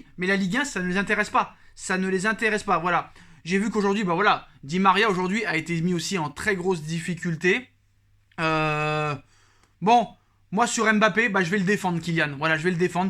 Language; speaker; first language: French; native; French